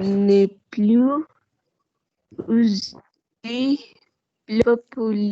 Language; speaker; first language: French; non-native, learner; Spanish